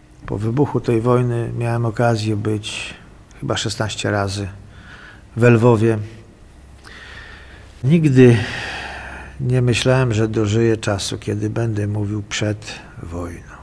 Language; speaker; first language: Polish; native; Polish